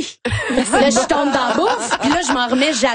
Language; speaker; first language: French; native; French